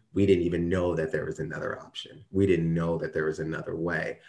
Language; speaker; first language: English; native; English